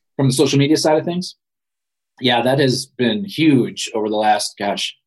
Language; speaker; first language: English; native; English